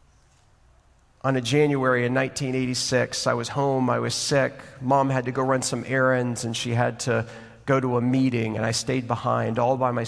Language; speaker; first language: English; native; English